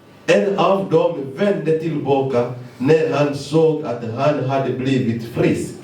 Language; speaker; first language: Swedish; non-native, fluent; Lingala